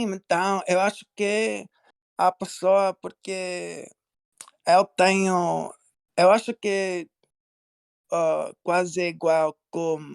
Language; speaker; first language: Portuguese; non-native, learner; English